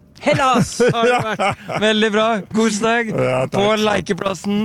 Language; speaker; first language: Norwegian; native; Norwegian